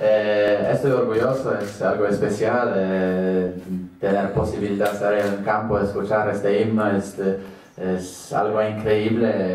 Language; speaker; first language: Spanish; non-native, learner; Polish